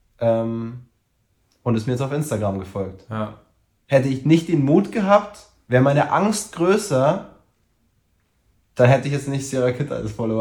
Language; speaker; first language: German; native; German